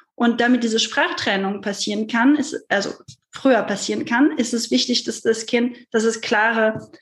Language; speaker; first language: German; non-native, fluent; French